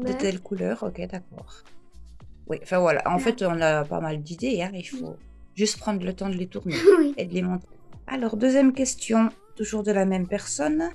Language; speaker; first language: French; native; French